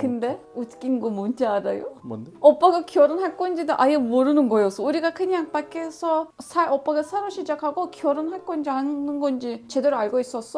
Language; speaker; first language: Korean; non-native, learner; Turkish